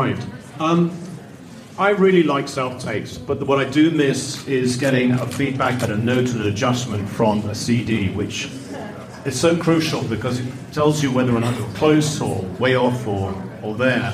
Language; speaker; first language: English; native; English